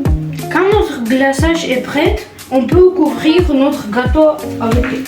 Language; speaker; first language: French; non-native, learner; Ukrainian